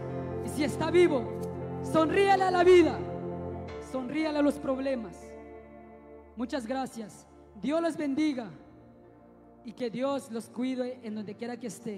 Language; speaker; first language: Spanish; native; Spanish